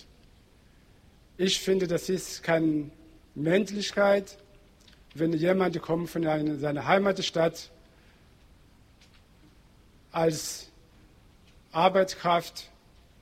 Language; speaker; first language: German; non-native, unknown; Portuguese